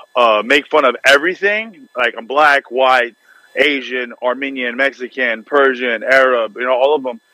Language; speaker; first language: English; native; English